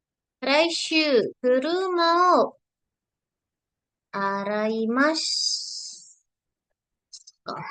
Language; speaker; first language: Japanese; non-native, fluent; Indonesian